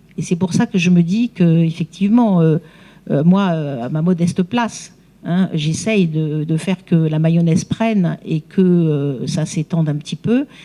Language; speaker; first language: French; native; French